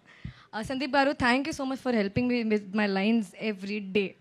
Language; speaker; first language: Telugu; non-native, local second language; Hindi